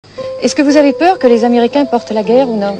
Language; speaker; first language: French; native; French